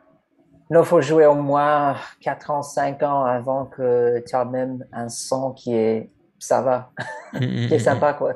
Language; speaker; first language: French; non-native, fluent; English